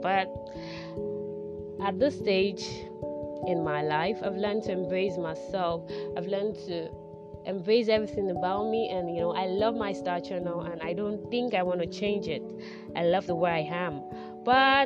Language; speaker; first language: English; non-native, local second language; Yoruba